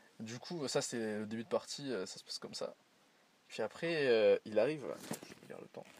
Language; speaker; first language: French; early bilingual, other home language; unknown